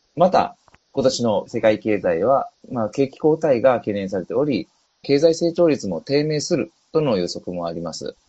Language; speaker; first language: Japanese; native; Japanese